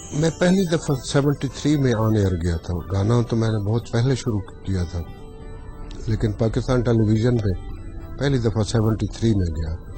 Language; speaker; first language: Urdu; non-native, local second language; Saraiki